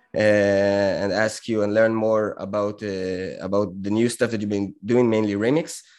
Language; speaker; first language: English; non-native, fluent; Hebrew